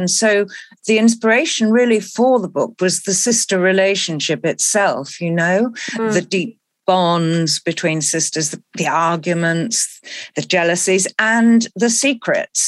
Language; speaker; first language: English; native; English